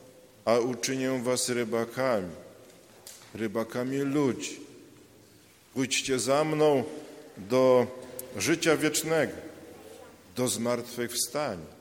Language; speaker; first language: Polish; native; Polish